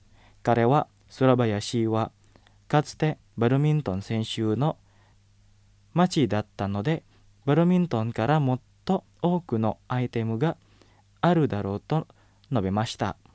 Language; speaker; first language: Japanese; non-native, fluent; Indonesian